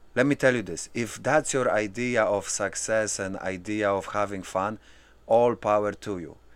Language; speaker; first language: English; early bilingual, other home language; Polish